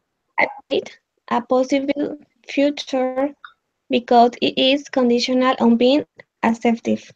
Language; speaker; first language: English; non-native, learner; Spanish